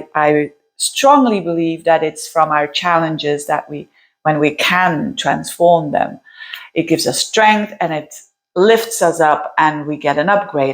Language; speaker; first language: English; non-native, fluent; Dutch